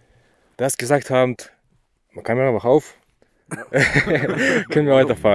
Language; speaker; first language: German; non-native, fluent; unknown